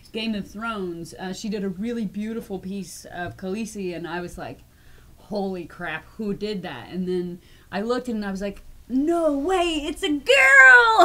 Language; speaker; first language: English; native; English